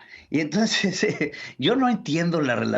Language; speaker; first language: Spanish; native; Spanish